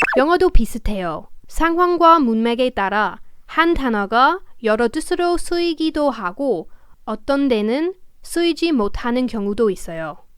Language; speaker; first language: Korean; non-native, fluent; English